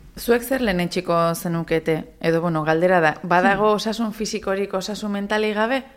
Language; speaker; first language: Basque; native; Basque